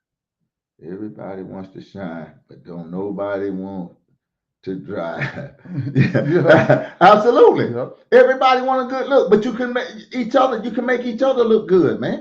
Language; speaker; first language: English; native; English